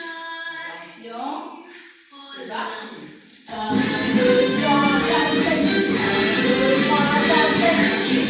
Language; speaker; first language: French; native; French